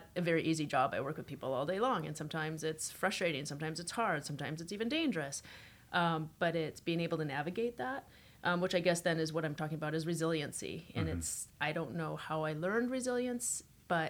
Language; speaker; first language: English; native; English